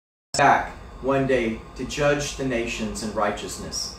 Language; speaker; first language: English; native; English